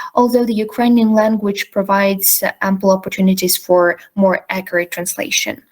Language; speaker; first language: English; non-native, fluent; Ukrainian